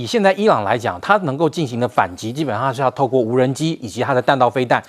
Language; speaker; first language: Chinese; native; Chinese